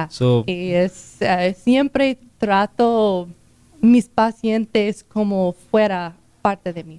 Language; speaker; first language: Spanish; non-native, learner; English